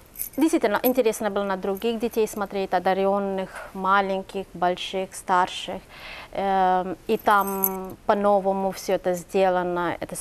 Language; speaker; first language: Russian; non-native, fluent; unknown